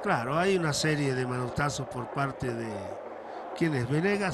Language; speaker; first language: Spanish; native; Spanish